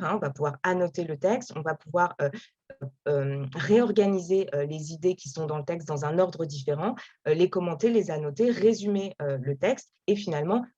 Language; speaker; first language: French; native; French